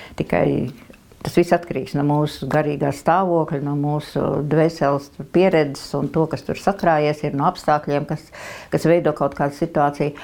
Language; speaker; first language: Latvian; native; Latvian